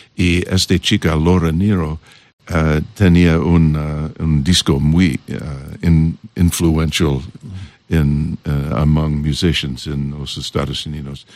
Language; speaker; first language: Spanish; non-native, learner; English